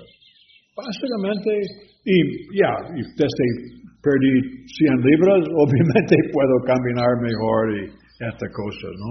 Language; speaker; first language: Spanish; non-native, learner; English